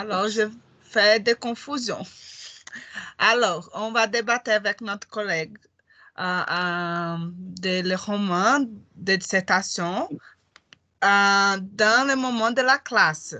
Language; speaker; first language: French; non-native, learner; Portuguese